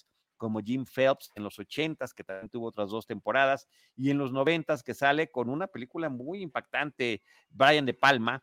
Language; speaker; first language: Spanish; native; Spanish